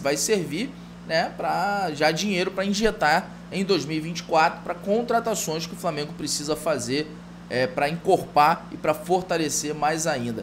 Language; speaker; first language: Portuguese; native; Portuguese